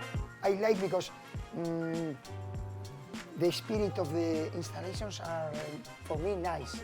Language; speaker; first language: English; non-native, fluent; Spanish